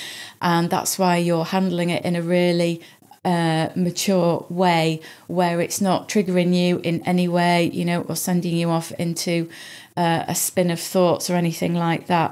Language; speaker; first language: English; native; English